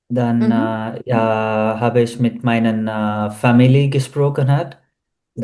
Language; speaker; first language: German; non-native, learner; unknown